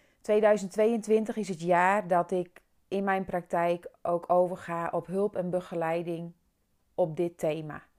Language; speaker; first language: Dutch; non-native, local second language; Western Frisian